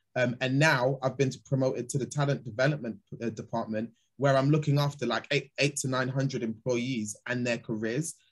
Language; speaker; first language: English; native; English